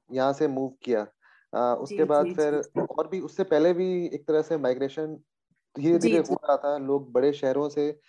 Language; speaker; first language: Hindi; native; Hindi